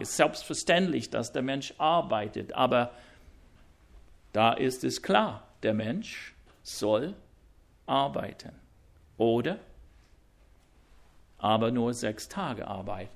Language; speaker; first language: German; non-native, fluent; English